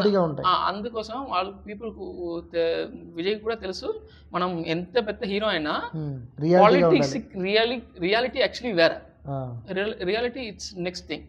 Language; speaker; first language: Telugu; non-native, local second language; Tamil